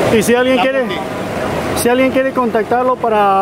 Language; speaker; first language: Spanish; early bilingual, heritage; Spanish